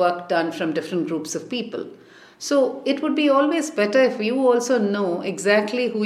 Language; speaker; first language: English; non-native, local second language; Tamil